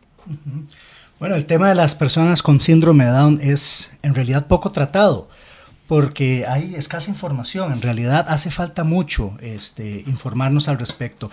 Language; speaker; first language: Spanish; native; Spanish